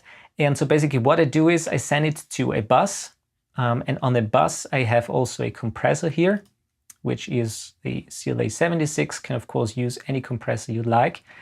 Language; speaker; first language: English; non-native, fluent; German